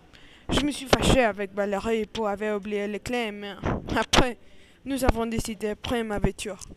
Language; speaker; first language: French; non-native, learner; Spanish